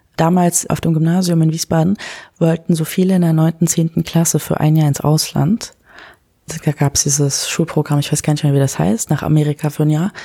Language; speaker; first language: German; early bilingual, other home language; Kurdish